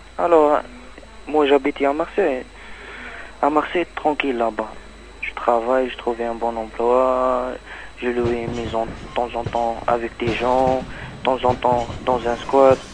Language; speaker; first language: French; non-native, learner; Arabic